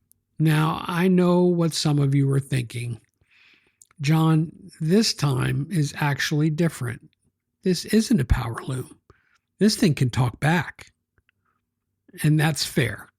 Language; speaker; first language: English; native; English